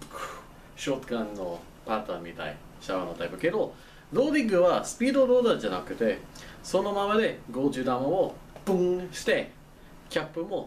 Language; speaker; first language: Japanese; non-native, learner; English